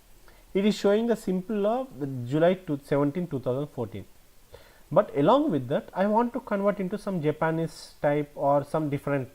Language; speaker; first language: English; non-native, local second language; Telugu